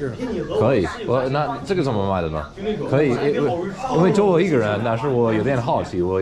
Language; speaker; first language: Chinese; non-native, fluent; English